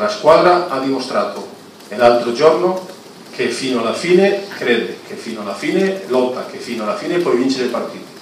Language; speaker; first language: Italian; non-native, fluent; Spanish